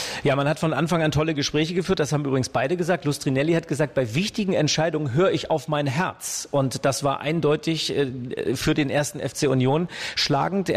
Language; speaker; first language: German; native; German